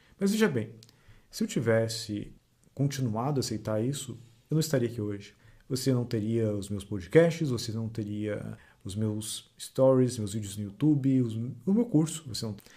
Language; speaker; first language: Portuguese; native; Portuguese